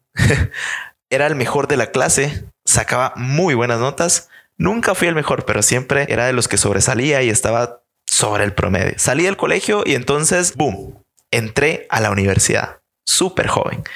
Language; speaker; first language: Spanish; native; Spanish